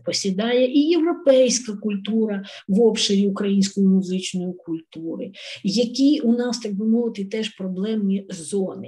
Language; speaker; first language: Ukrainian; native; Ukrainian